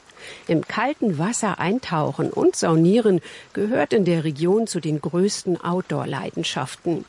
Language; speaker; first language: German; native; German